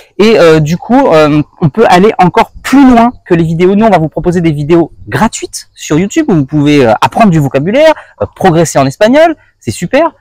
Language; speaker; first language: French; native; French